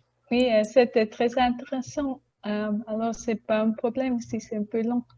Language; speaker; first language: French; non-native, learner; Spanish